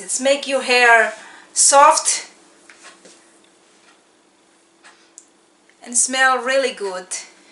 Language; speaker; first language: English; non-native, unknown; Indonesian